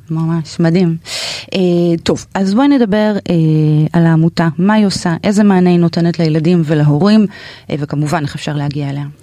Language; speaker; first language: Hebrew; native; Hebrew